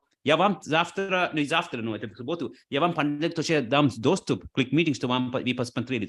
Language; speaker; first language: Russian; non-native, fluent; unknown